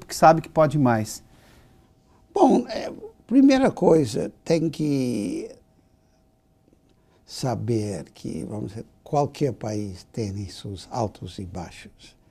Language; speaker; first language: Portuguese; non-native, fluent; English